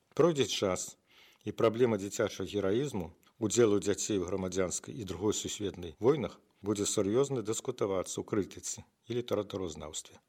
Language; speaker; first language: Belarusian; native; Belarusian